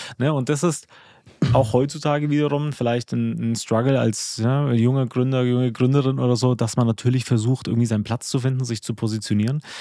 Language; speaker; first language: German; early bilingual, other home language; Albanian